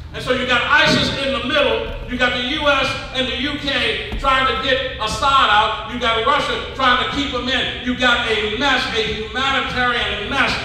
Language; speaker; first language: English; native; English